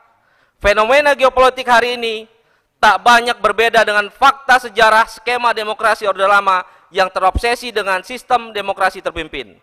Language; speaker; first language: Indonesian; native; Indonesian